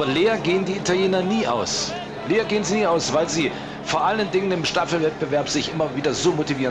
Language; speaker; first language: German; native; German